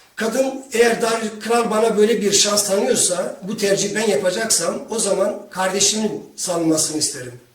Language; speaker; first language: Turkish; non-native, local second language; Kurdish